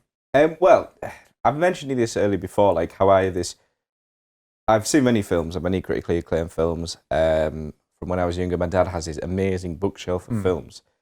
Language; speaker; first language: English; native; English